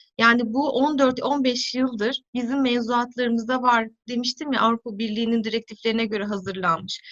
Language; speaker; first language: Turkish; native; Turkish